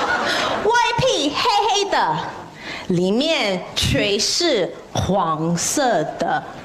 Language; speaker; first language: Chinese; non-native, fluent; English